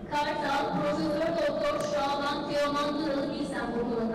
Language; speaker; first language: Turkish; native; Turkish